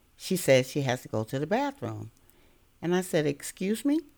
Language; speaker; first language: English; native; English